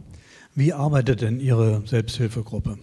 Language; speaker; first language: German; native; German